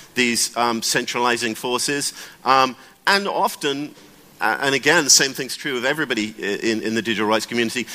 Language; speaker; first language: English; native; English